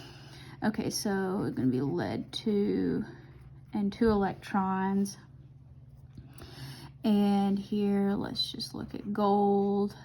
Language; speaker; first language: English; native; English